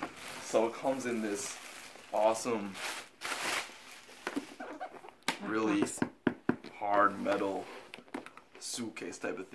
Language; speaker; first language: English; native; English